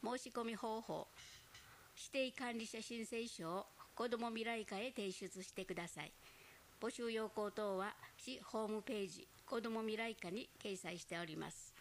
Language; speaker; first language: Japanese; native; Japanese